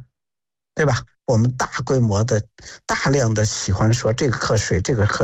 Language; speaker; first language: Chinese; native; Chinese